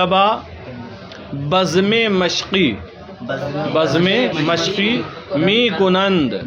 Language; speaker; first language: Persian; non-native, fluent; Urdu